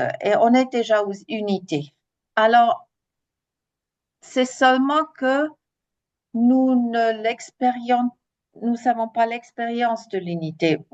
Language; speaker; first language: French; non-native, fluent; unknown